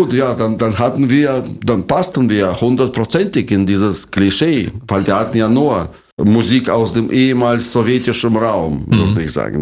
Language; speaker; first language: German; non-native, fluent; Russian